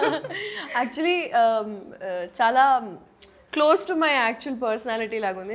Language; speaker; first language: Telugu; non-native, local second language; Urdu